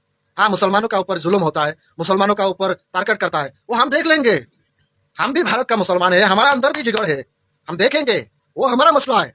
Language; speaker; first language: Hindi; non-native, local second language; Bangla